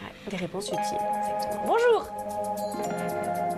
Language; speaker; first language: French; native; French